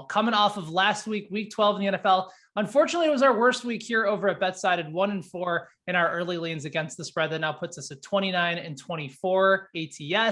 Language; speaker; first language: English; native; English